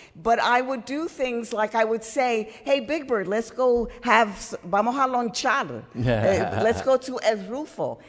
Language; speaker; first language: English; early bilingual, other home language; Spanish